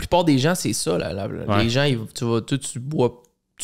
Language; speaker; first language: French; native; French